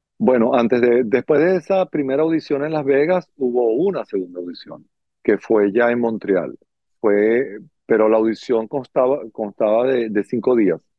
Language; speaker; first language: Spanish; native; Spanish